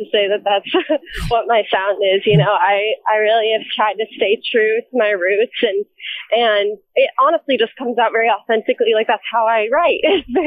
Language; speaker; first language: English; native; English